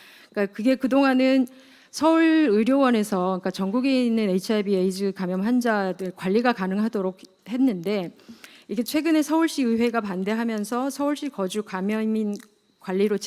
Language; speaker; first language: Korean; native; Korean